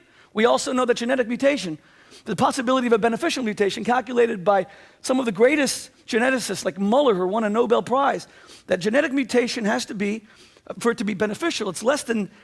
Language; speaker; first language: English; native; English